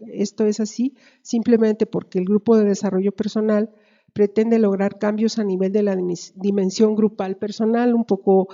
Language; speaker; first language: Spanish; native; Spanish